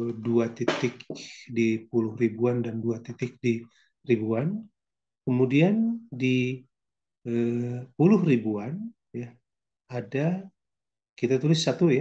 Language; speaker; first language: Indonesian; native; Indonesian